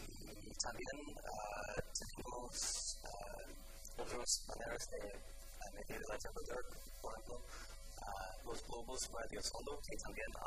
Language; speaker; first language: Spanish; non-native, fluent; English